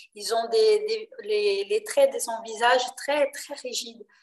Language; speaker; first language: French; non-native, fluent; Portuguese